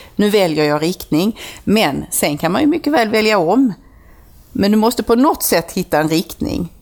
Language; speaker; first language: Swedish; native; Swedish